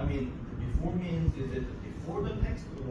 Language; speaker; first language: English; non-native, fluent; Korean